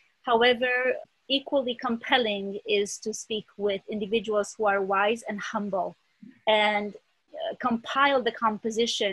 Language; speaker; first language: English; early bilingual, other home language; Romanian